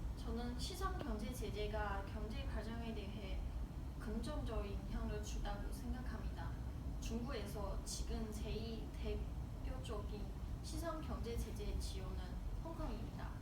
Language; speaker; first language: Korean; non-native, learner; Chinese